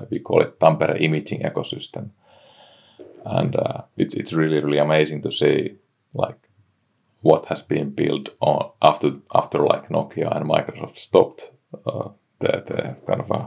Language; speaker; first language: English; non-native, fluent; Finnish